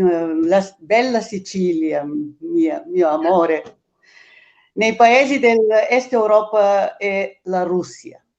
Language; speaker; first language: Italian; non-native, fluent; Bulgarian